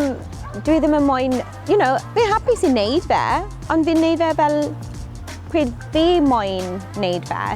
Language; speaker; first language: Welsh; non-native, local second language; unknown